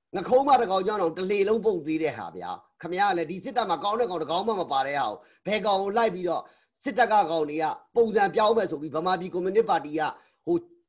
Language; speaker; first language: Burmese; native; Burmese